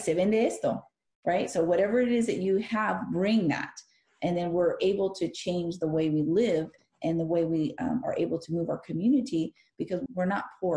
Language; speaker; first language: English; early bilingual, other home language; Spanish